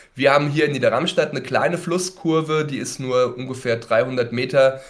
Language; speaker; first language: German; native; German